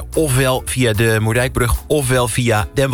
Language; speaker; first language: Dutch; native; Dutch